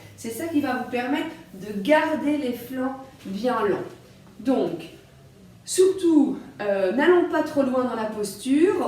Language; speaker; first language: French; native; French